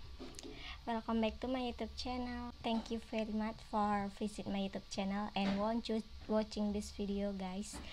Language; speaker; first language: English; non-native, learner; Indonesian